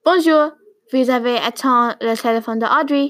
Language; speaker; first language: French; non-native, learner; English